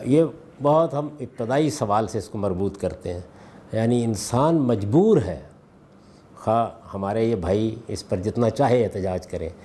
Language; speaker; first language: Urdu; non-native, local second language; Punjabi